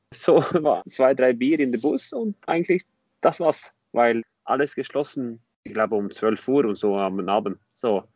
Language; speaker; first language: German; non-native, fluent; Norwegian